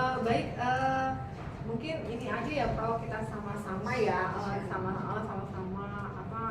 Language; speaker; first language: Malay; native; Malay